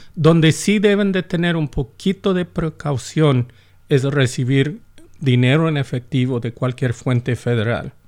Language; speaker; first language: Spanish; non-native, fluent; English